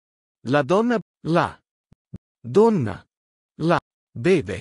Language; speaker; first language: Italian; non-native, learner; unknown